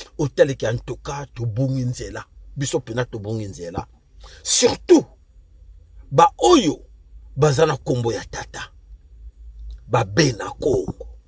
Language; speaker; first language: Lingala; non-native, local second language; Kongo